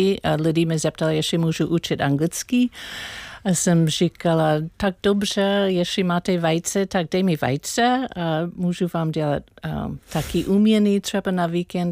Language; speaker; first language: Czech; non-native, learner; English